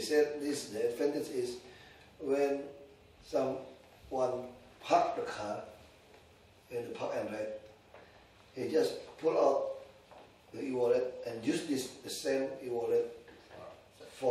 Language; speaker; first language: English; non-native, learner; Indonesian